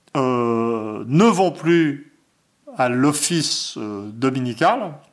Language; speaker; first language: French; native; French